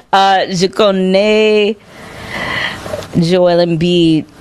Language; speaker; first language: French; non-native, learner; English